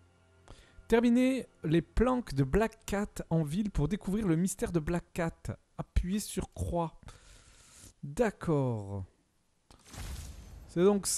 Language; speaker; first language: French; native; French